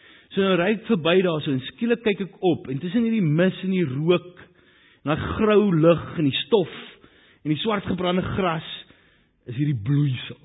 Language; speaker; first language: Afrikaans; native; Afrikaans